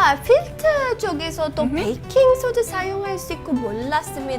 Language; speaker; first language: Korean; non-native, fluent; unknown